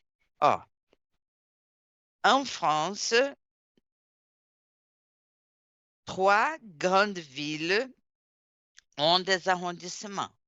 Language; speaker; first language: French; non-native, fluent; Portuguese